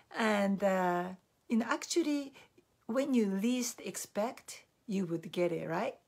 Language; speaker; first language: English; non-native, fluent; Japanese